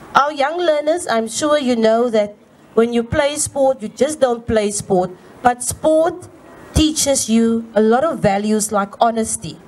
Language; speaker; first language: English; non-native, local second language; Afrikaans